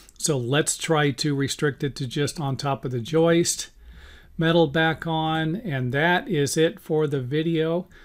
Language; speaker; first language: English; native; English